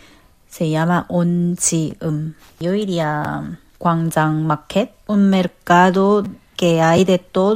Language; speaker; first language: Spanish; non-native, fluent; Korean